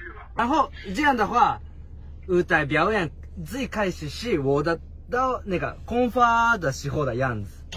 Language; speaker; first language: Chinese; non-native, learner; Japanese